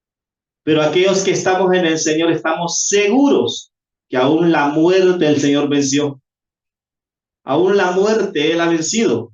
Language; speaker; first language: Spanish; native; Spanish